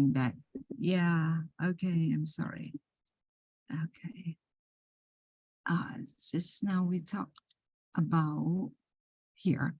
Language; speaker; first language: English; non-native, learner; Thai